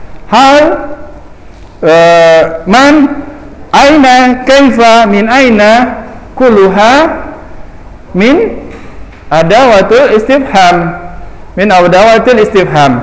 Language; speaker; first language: Arabic; non-native, fluent; Indonesian